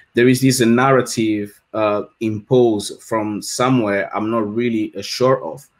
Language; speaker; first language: English; non-native, fluent; French